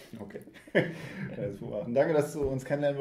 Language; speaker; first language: German; native; German